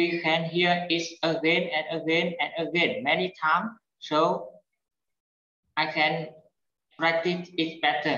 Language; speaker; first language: English; non-native, learner; Vietnamese